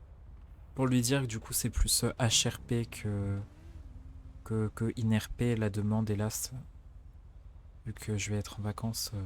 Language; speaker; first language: French; native; French